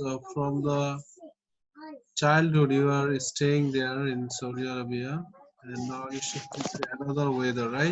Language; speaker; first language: English; non-native, local second language; Bangla